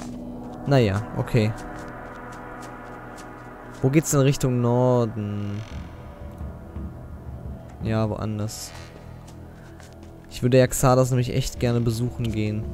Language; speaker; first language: German; native; German